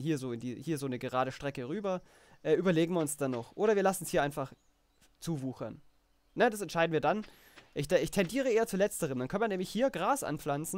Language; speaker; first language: German; native; German